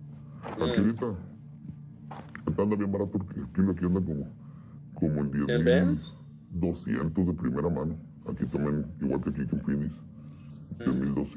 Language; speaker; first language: Spanish; native; Spanish